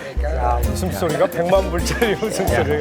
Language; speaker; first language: Korean; native; Korean